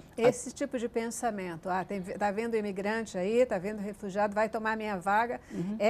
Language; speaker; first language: Portuguese; native; Portuguese